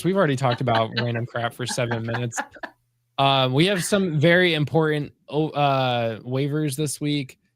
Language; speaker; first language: English; native; English